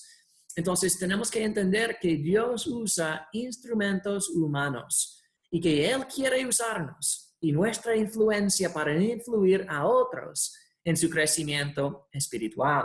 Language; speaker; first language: Spanish; non-native, fluent; English